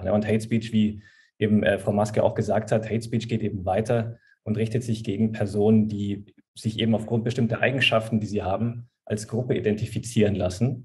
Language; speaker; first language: German; native; German